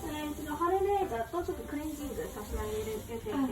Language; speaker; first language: Japanese; non-native, fluent; Korean